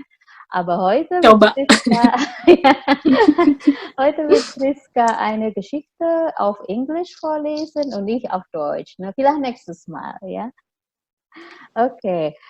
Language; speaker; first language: German; non-native, fluent; Indonesian